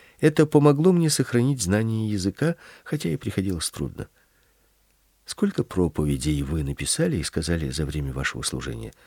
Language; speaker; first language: Russian; early bilingual, other home language; Swedish